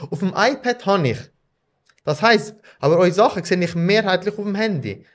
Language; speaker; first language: German; early bilingual, other home language; Albanian